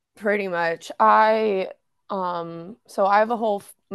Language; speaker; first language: English; native; English